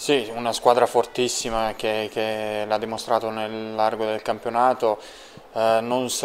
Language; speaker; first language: Italian; non-native, fluent; Serbian